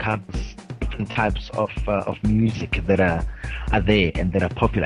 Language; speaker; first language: English; non-native, local second language; Zulu